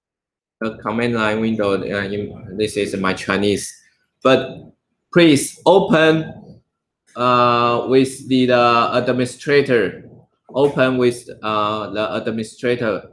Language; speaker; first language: English; non-native, learner; Chinese